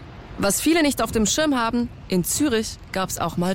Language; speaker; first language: German; native; German